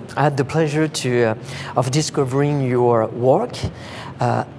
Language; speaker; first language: English; non-native, fluent; French